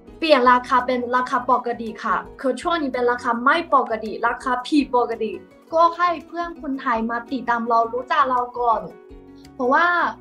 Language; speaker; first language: Thai; non-native, fluent; Chinese